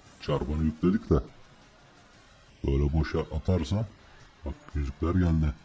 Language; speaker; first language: Turkish; native; Turkish